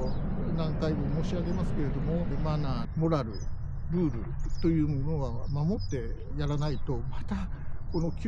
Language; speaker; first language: Japanese; native; Japanese